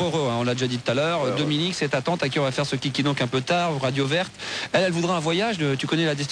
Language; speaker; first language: French; native; French